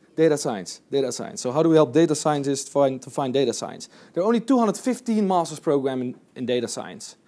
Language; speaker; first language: English; non-native, fluent; Dutch